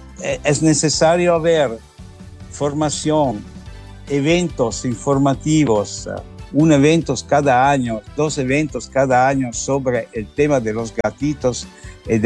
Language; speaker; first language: Spanish; non-native, learner; Italian